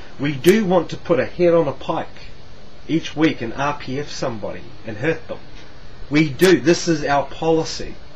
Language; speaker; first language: English; native; English